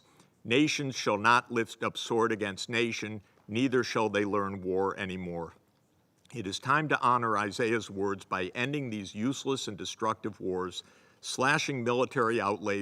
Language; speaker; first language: English; native; English